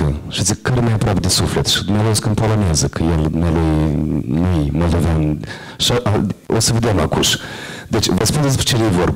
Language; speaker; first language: Romanian; native; Romanian